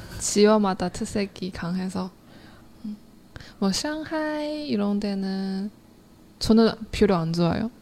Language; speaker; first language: Korean; non-native, learner; Chinese